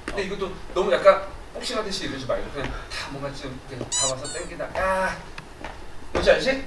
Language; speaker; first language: Korean; native; Korean